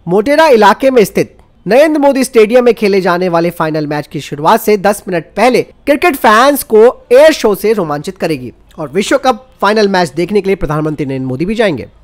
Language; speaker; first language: Hindi; native; Hindi